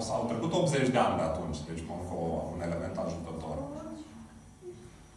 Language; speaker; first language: Romanian; native; Romanian